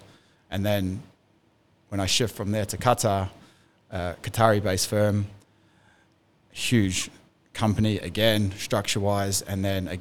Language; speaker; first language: English; native; English